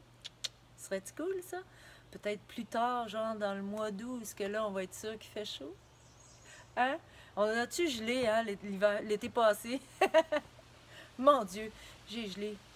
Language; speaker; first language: French; native; French